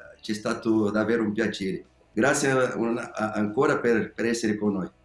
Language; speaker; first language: Italian; non-native, learner; Spanish